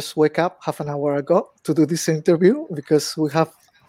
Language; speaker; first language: English; non-native, fluent; Spanish